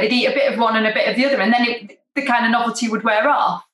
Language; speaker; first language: English; native; English